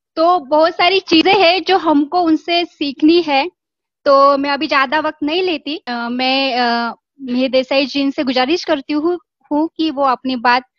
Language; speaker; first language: Hindi; non-native, local second language; Marathi